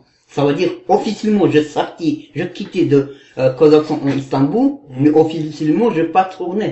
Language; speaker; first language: French; non-native, learner; Kazakh